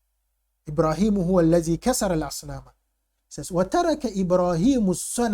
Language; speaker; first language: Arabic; non-native, fluent; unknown